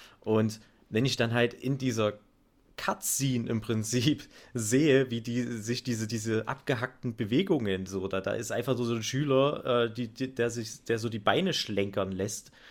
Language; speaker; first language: German; native; German